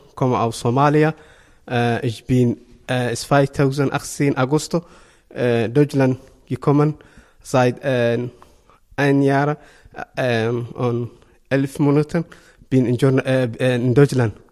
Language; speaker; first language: German; non-native, learner; Somali